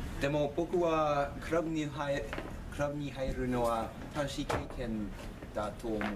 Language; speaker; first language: Japanese; non-native, learner; English